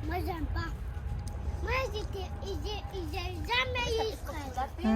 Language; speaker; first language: French; early bilingual, other home language; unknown